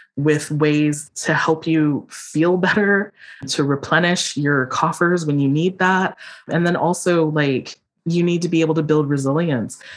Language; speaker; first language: English; native; English